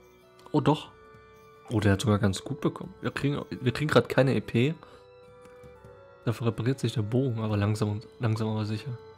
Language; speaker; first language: German; native; German